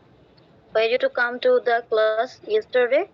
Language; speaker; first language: English; non-native, learner; Bangla